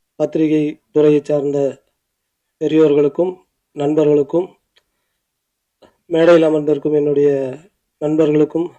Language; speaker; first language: Tamil; native; Tamil